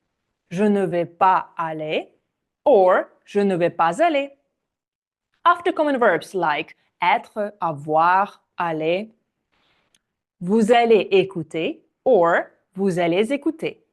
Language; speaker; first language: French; non-native, fluent; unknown